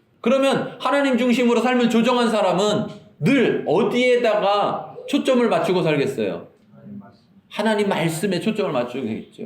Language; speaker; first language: Korean; native; Korean